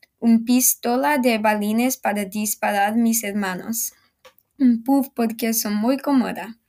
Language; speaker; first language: Spanish; non-native, learner; English